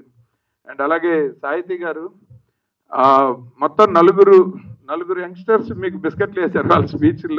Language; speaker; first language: Telugu; native; Telugu